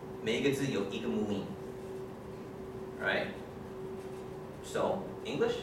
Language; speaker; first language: Chinese; non-native, fluent; English